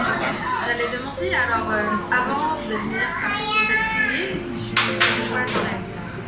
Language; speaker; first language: French; non-native, local second language; Japanese